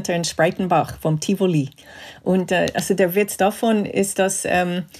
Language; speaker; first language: German; non-native, fluent; English